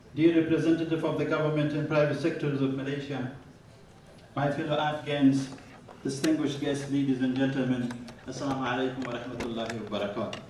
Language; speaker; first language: English; non-native, fluent; Persian